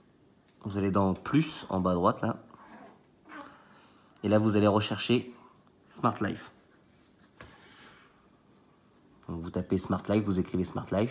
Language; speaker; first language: French; native; French